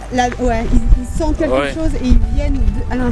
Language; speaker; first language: French; native; French